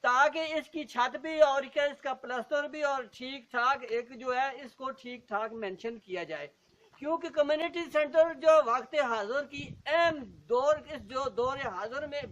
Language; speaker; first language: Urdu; non-native, local second language; Northern Hindko